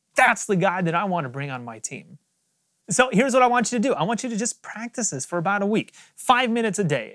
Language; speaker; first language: English; native; English